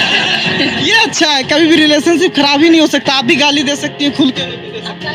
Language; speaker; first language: Hindi; native; Hindi